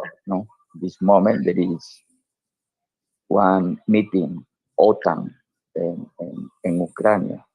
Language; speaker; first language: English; non-native, learner; Spanish